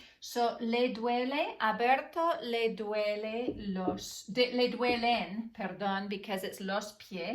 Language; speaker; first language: Spanish; non-native, fluent; English